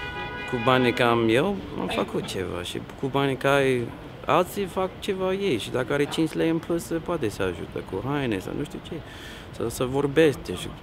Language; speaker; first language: Romanian; non-native, learner; English